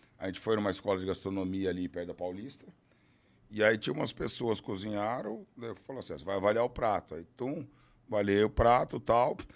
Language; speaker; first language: Portuguese; native; Portuguese